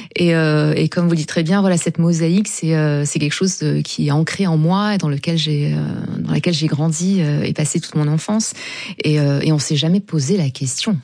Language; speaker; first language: French; non-native, local second language; Arabic